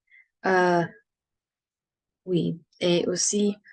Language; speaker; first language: French; non-native, learner; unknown